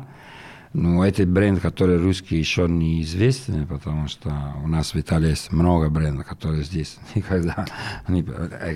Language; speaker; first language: Russian; non-native, learner; Italian